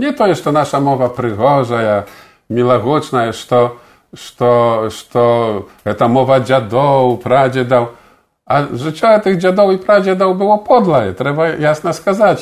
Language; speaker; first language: Polish; non-native, local second language; Belarusian